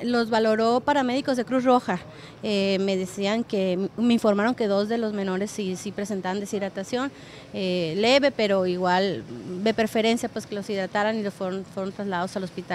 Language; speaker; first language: Spanish; native; Spanish